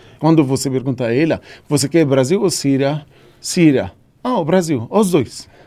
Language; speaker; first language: Portuguese; non-native, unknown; Arabic